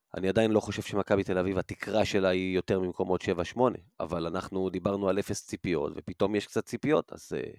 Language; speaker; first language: Hebrew; native; Hebrew